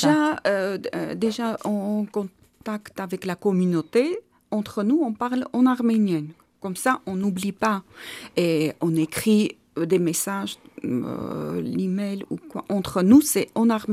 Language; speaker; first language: French; non-native, fluent; Armenian